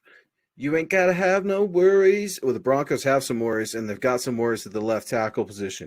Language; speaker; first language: English; native; English